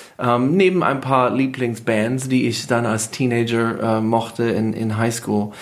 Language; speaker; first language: German; non-native, fluent; English